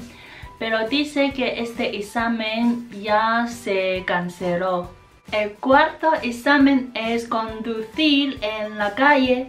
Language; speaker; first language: Spanish; non-native, fluent; Chinese